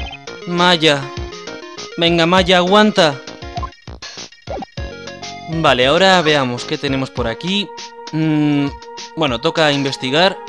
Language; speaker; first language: Spanish; native; Spanish